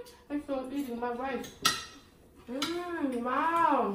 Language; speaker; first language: English; non-native, learner; Thai